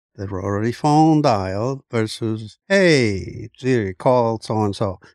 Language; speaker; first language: English; non-native, fluent; Spanish